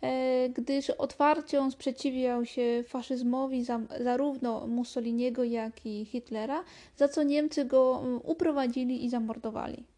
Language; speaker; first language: Polish; native; Polish